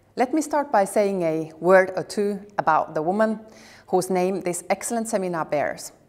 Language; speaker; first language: English; non-native, fluent; Finnish